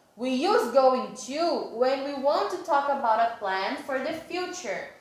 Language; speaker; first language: English; non-native, fluent; Portuguese